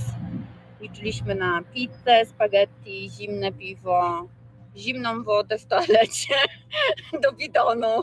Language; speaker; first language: Polish; native; Polish